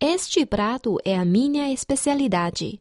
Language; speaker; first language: Portuguese; non-native, fluent; Chinese